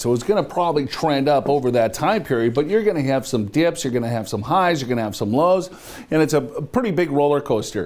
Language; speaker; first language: English; native; English